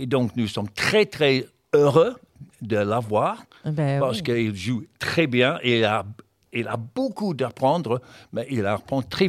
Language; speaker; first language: French; non-native, fluent; English